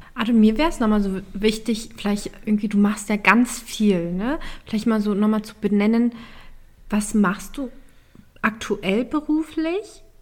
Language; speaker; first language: German; early bilingual, other home language; Turkish